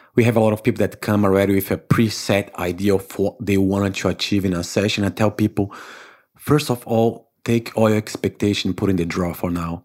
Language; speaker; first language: English; non-native, fluent; Portuguese